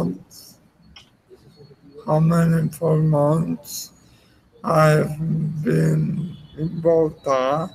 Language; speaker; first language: English; non-native, learner; Spanish